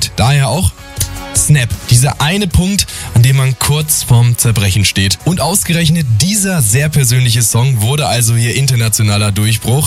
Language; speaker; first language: German; native; German